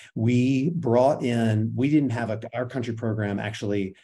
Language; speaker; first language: English; native; English